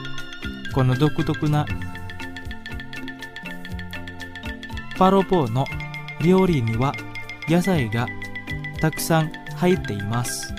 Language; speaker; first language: Japanese; non-native, fluent; Indonesian